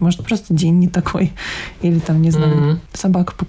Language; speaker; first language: Russian; native; Russian